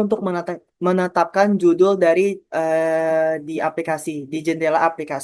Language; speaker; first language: Indonesian; native; Indonesian